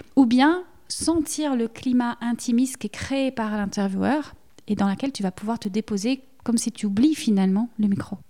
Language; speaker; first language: French; native; French